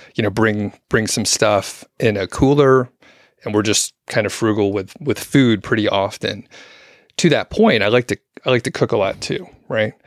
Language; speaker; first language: English; early bilingual, other home language; Filipino